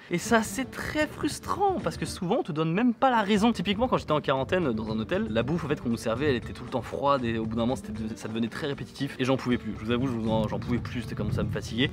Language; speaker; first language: French; native; French